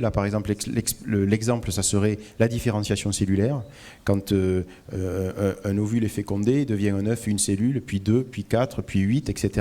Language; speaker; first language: French; native; French